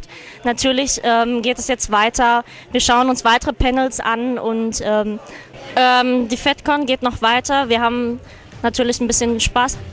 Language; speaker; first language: German; native; German